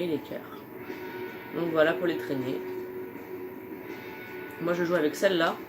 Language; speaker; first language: French; native; French